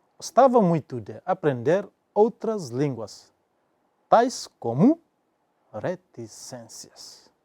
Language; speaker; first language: Portuguese; non-native, local second language; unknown